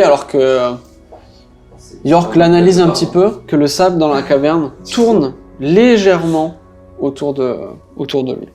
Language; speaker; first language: French; native; French